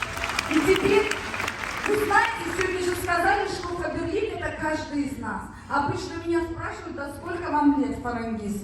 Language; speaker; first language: Russian; native; Russian